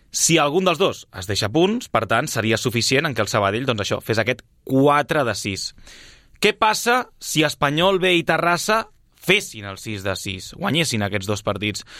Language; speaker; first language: Catalan; native; Catalan